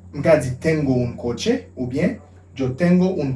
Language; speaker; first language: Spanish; non-native, fluent; Haitian Creole